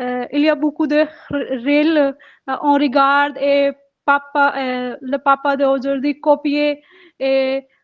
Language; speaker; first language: French; non-native, learner; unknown